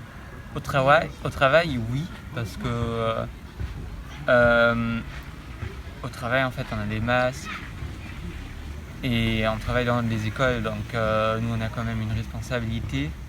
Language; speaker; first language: French; non-native, fluent; German